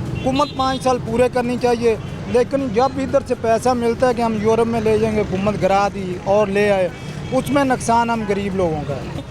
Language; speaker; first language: Urdu; non-native, local second language; Punjabi